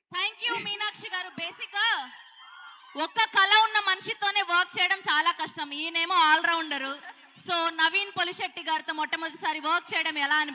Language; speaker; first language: Telugu; native; Telugu